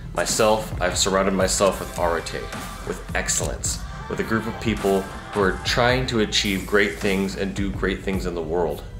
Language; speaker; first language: English; native; English